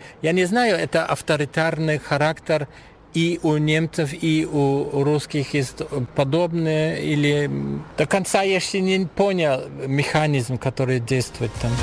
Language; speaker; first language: Russian; non-native, fluent; German